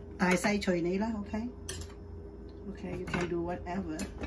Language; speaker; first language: English; non-native, learner; Vietnamese